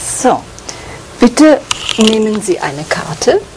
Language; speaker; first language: German; native; German